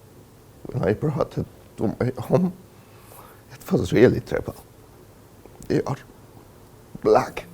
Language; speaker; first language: English; non-native, learner; Persian